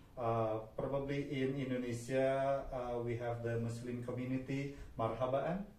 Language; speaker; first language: English; non-native, fluent; Indonesian